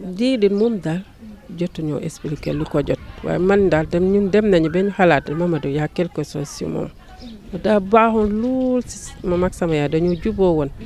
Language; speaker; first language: Wolof; non-native, local second language; Jola-Fonyi